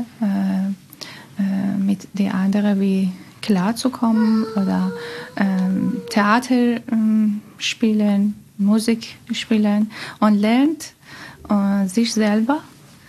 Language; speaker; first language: German; non-native, learner; Persian